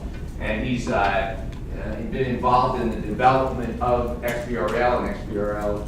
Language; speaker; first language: English; native; English